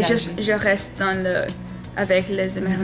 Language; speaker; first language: French; non-native, learner; English